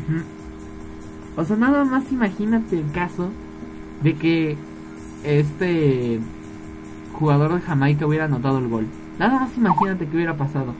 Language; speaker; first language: Spanish; native; Spanish